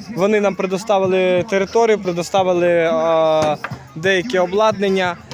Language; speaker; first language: Ukrainian; non-native, local second language; Russian